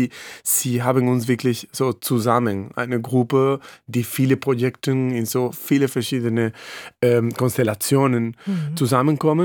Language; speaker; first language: German; non-native, fluent; Spanish